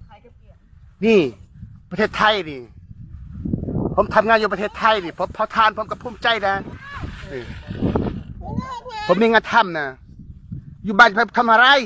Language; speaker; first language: Thai; non-native, learner; Khmer